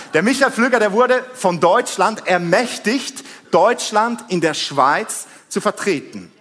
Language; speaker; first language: German; native; German